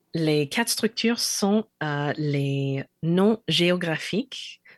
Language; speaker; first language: French; non-native, fluent; English